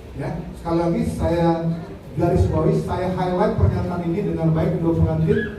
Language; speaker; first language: Indonesian; native; Indonesian